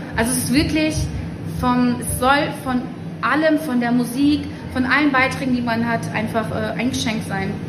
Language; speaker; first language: German; native; German